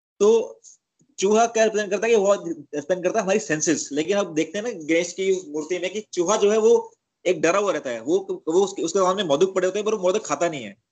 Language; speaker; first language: Hindi; native; Hindi